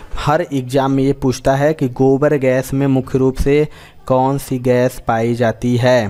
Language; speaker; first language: Hindi; native; Hindi